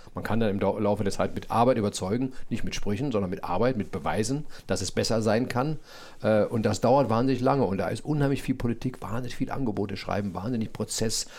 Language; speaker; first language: German; native; German